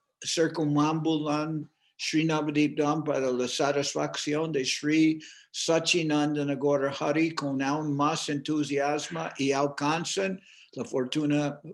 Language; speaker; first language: Spanish; non-native, fluent; English